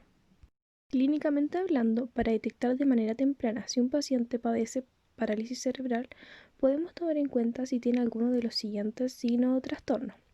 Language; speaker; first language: Spanish; native; Spanish